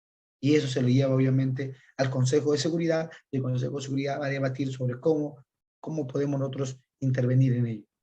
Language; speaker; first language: Spanish; native; Spanish